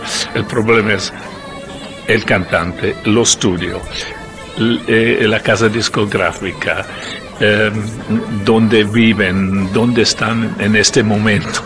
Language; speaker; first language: Spanish; non-native, learner; Italian